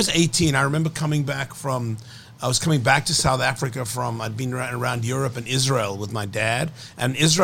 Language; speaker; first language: English; native; English